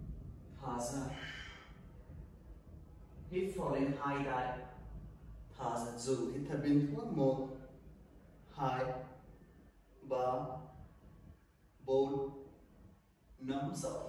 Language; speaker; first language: Vietnamese; non-native, learner; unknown